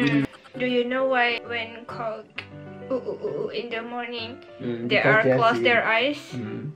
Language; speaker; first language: English; non-native, learner; Indonesian